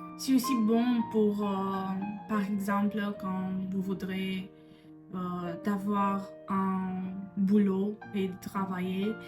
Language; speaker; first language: French; non-native, learner; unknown